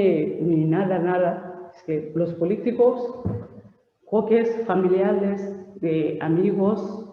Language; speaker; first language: Spanish; non-native, learner; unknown